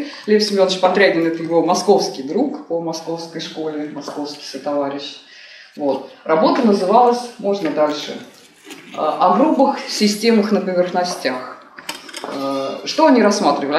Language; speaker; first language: Russian; native; Russian